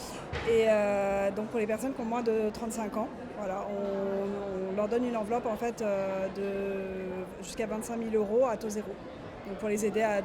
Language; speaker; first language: French; native; French